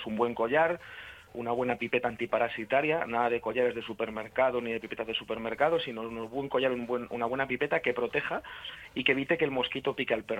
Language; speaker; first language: Spanish; native; Spanish